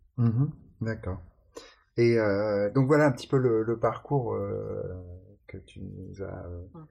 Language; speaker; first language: French; native; French